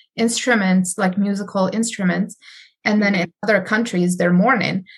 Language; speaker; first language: English; non-native, fluent; Arabic